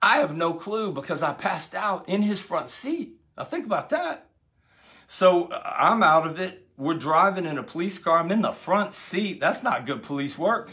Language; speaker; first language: English; native; English